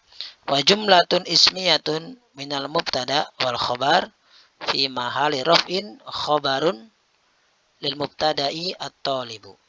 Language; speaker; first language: Arabic; non-native, fluent; Indonesian